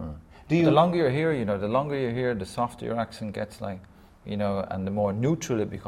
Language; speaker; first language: English; native; English